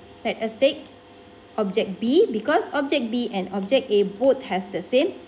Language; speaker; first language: English; non-native, local second language; Malay